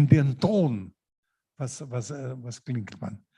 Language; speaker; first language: German; non-native, learner; Lithuanian